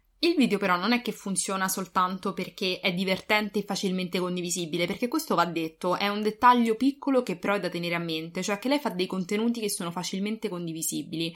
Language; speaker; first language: Italian; native; Italian